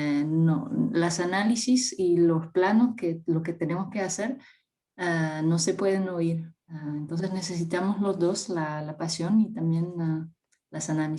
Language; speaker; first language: Spanish; non-native, fluent; French